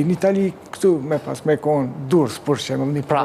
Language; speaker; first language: Albanian; early bilingual, heritage; Turkish